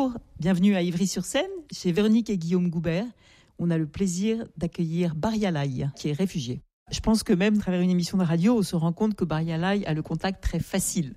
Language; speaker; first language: French; native; French